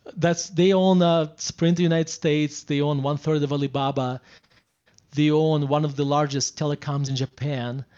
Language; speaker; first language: English; non-native, fluent; Russian